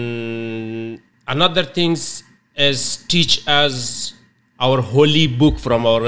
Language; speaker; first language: English; non-native, learner; Persian